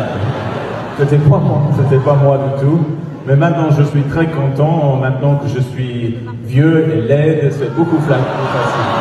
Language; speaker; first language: French; non-native, fluent; English